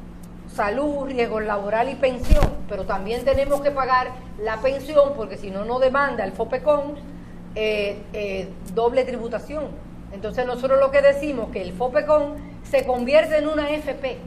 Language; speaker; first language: Spanish; native; Spanish